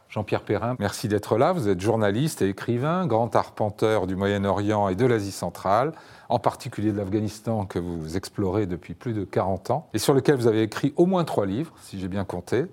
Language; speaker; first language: French; native; French